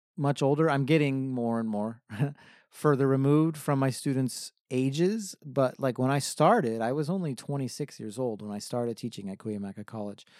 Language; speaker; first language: English; native; English